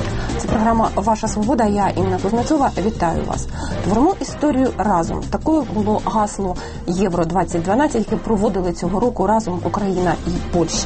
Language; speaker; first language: Ukrainian; native; Ukrainian